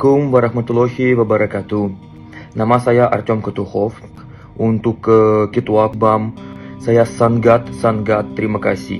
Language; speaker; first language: Indonesian; non-native, fluent; Russian